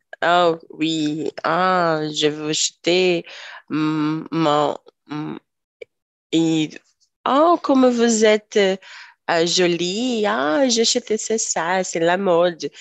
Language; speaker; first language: French; non-native, learner; Portuguese